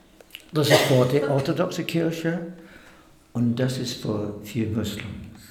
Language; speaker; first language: German; non-native, fluent; English